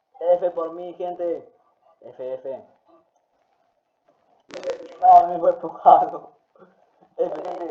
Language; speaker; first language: Spanish; native; Spanish